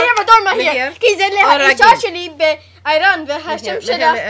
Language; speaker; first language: Hebrew; non-native, learner; English